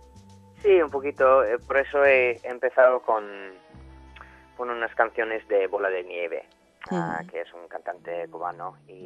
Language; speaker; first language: Spanish; non-native, fluent; English